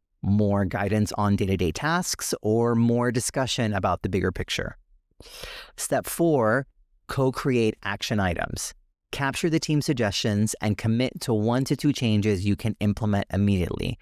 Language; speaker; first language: English; native; English